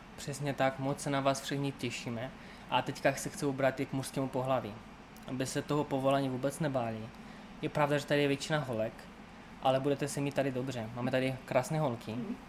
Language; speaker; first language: Czech; non-native, fluent; Romanian